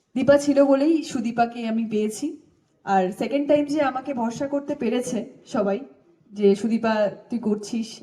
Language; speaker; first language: Bangla; native; Bangla